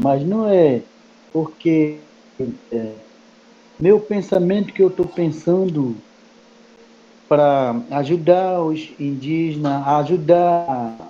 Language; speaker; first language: Portuguese; non-native, local second language; Kayapó